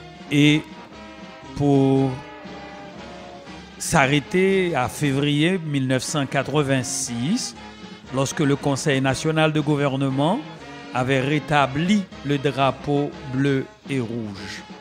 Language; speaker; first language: French; non-native, local second language; Haitian Creole